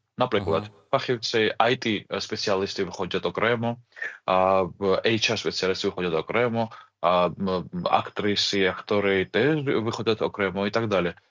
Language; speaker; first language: Ukrainian; non-native, fluent; Georgian